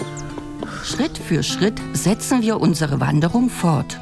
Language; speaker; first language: German; native; German